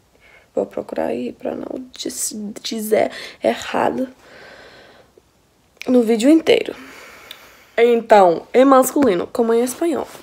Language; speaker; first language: Portuguese; non-native, fluent; English